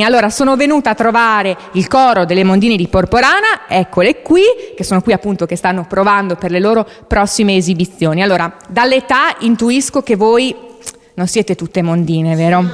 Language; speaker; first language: Italian; native; Italian